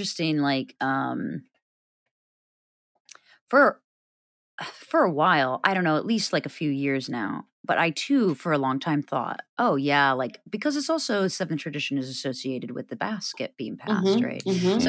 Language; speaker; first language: English; native; English